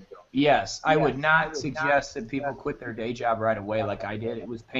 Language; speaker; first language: English; native; English